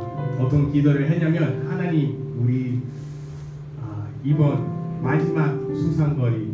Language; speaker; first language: Korean; non-native, fluent; English